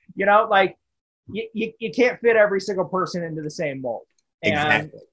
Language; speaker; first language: English; native; English